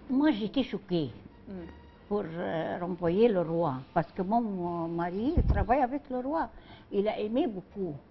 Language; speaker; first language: French; non-native, learner; Arabic